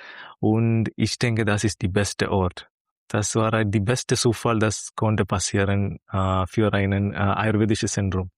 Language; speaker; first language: German; non-native, learner; Malayalam